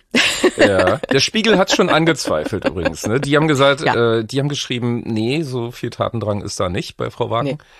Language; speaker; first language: German; native; German